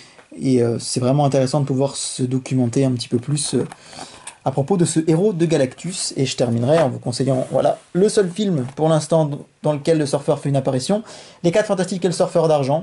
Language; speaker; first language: French; native; French